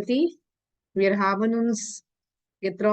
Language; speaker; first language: German; non-native, fluent; Hindi